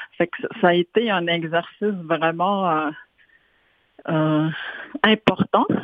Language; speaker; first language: French; non-native, local second language; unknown